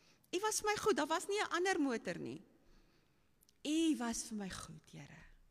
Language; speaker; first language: English; non-native, local second language; Afrikaans